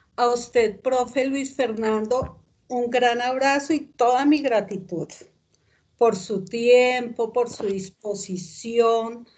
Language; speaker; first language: Spanish; native; Spanish